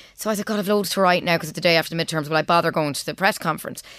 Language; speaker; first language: English; native; English